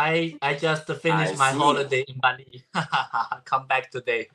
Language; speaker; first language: English; non-native, learner; Chinese